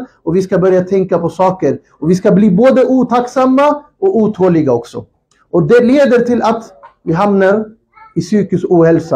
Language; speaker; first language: Swedish; non-native, local second language; Urdu